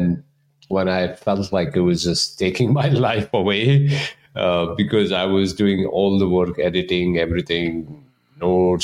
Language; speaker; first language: English; non-native, local second language; Punjabi